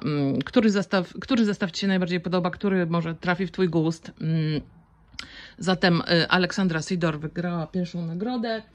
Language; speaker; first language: Polish; native; Polish